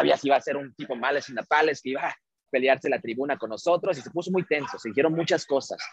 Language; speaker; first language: Spanish; early bilingual, heritage; Spanish